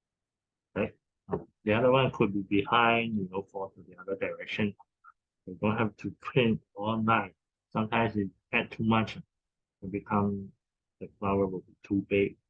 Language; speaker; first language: English; non-native, fluent; Chinese